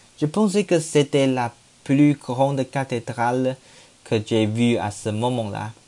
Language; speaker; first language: French; non-native, learner; Chinese